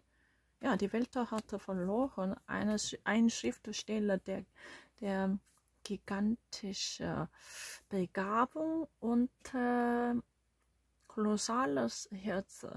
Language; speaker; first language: German; non-native, learner; Korean